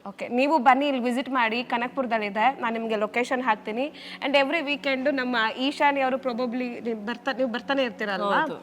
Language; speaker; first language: Kannada; native; Kannada